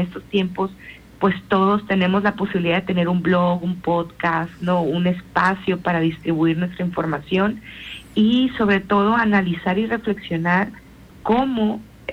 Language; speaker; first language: Spanish; native; Spanish